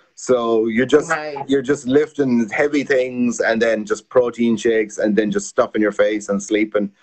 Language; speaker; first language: English; native; English